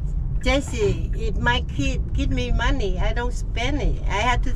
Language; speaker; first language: English; non-native, learner; Vietnamese